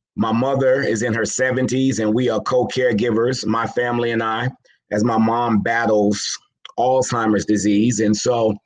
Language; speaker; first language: English; native; English